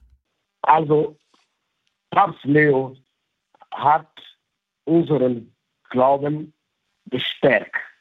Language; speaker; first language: German; non-native, local second language; French